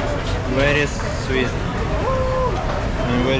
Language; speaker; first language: English; non-native, learner; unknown